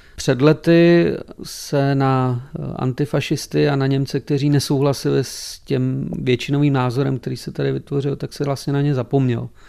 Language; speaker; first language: Czech; native; Czech